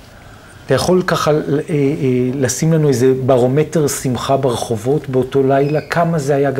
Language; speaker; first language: Hebrew; native; Hebrew